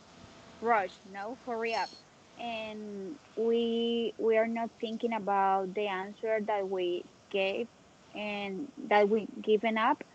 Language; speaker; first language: English; non-native, learner; Spanish